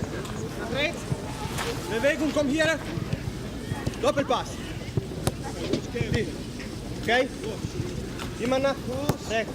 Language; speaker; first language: German; non-native, learner; Italian